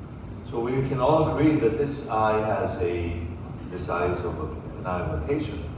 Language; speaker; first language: English; non-native, fluent; Greek